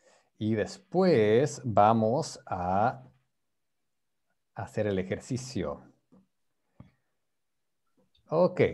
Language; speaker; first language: Spanish; non-native, fluent; English